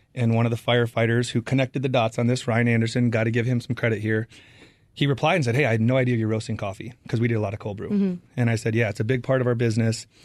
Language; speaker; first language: English; native; English